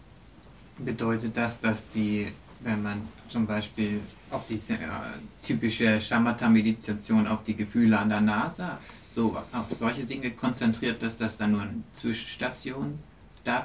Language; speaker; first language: German; native; German